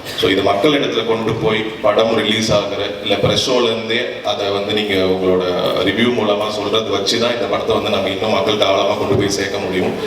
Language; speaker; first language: Tamil; native; Tamil